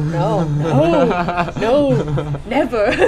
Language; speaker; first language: English; non-native, fluent; German